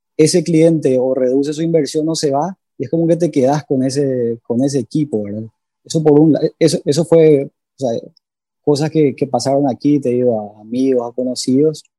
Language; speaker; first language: Spanish; native; Spanish